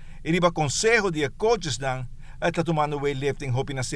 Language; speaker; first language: Portuguese; non-native, learner; Spanish